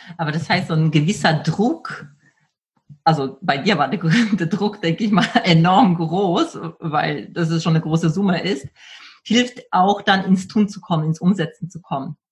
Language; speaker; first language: German; native; German